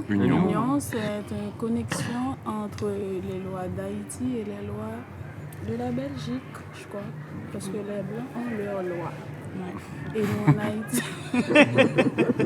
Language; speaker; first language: French; non-native, local second language; Haitian Creole